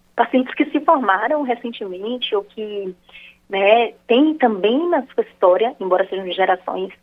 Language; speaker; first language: Portuguese; native; Portuguese